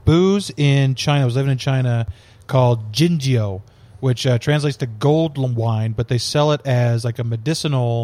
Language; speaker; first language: English; native; English